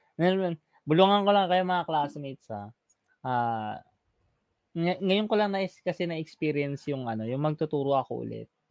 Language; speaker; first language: Filipino; native; Filipino